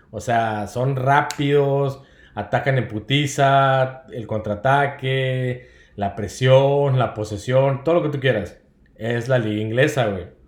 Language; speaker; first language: Spanish; native; Spanish